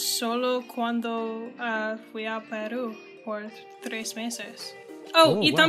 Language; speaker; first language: Spanish; non-native, learner; English